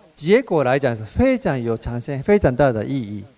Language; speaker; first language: Chinese; non-native, fluent; Japanese